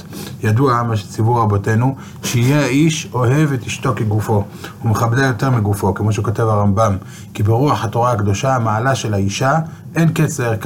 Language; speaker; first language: Hebrew; native; Hebrew